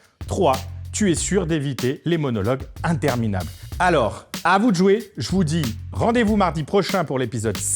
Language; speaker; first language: French; native; French